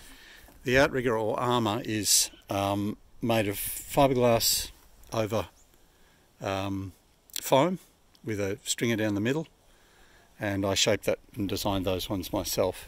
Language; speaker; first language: English; native; English